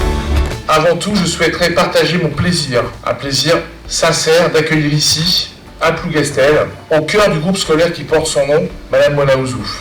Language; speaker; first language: French; native; French